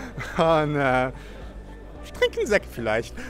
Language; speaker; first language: German; non-native, local second language; Luxembourgish